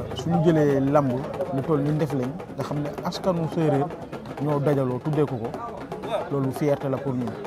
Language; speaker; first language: Wolof; non-native, local second language; Serer